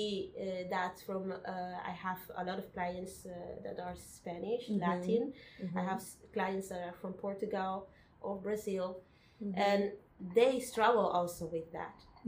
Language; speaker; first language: English; non-native, fluent; Spanish